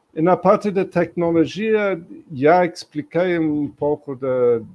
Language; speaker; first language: Portuguese; non-native, fluent; English